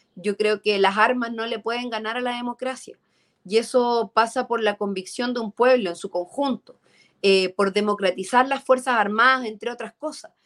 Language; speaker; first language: Spanish; native; Spanish